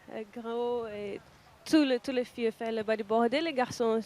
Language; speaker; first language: French; non-native, local second language; Portuguese